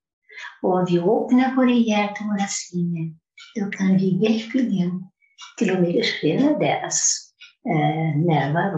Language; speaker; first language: Swedish; non-native, fluent; Portuguese